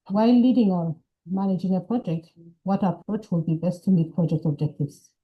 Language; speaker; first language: English; non-native, local second language; Amharic